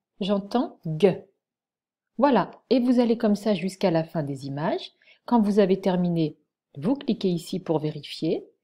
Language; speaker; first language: French; native; French